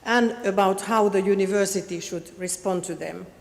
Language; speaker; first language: English; non-native, fluent; Finnish